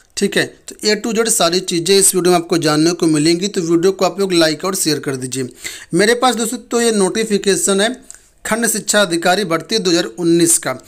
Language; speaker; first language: Hindi; native; Hindi